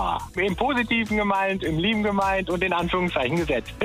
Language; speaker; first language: German; native; German